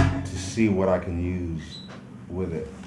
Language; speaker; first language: English; native; English